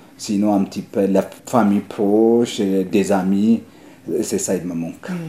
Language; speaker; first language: French; non-native, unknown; Amharic